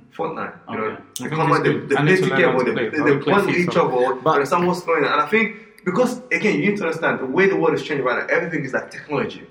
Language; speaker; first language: English; non-native, local second language; Yoruba